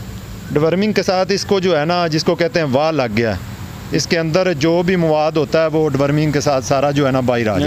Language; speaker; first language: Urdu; non-native, local second language; Punjabi